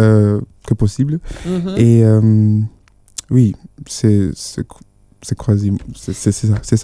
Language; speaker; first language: French; non-native, fluent; Yoruba